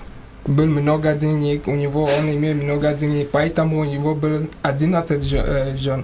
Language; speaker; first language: Russian; non-native, learner; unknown